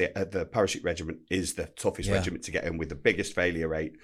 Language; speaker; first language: English; native; English